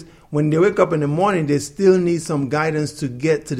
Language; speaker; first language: English; non-native, local second language; Yoruba